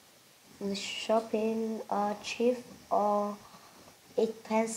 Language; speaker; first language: English; non-native, learner; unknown